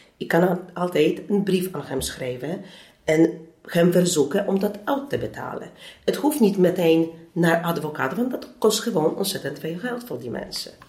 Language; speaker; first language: Dutch; non-native, fluent; Polish